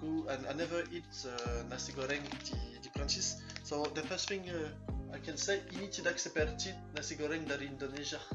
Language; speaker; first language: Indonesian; non-native, learner; French